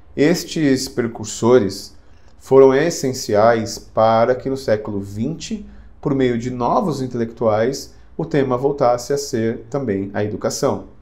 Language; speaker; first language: Portuguese; native; Portuguese